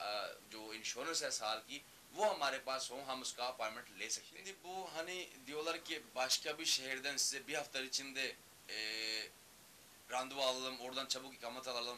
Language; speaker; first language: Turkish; non-native, learner; Urdu